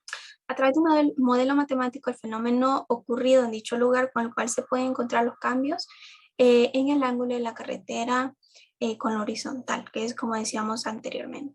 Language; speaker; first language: Spanish; native; Spanish